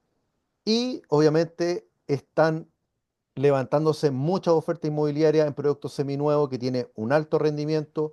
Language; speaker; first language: Spanish; native; Spanish